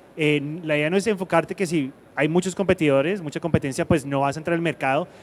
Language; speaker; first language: Spanish; early bilingual, heritage; Spanish